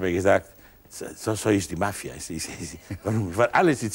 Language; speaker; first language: German; non-native, learner; Italian